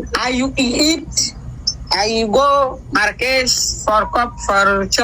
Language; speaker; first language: English; non-native, learner; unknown